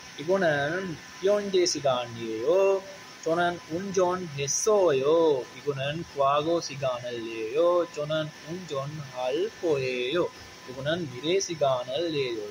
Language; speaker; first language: Korean; non-native, learner; Sinhala